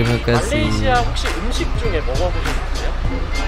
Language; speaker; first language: Korean; native; Korean